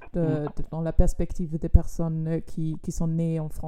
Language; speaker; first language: French; non-native, fluent; German